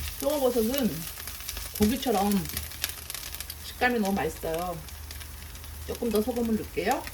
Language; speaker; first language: Korean; native; Korean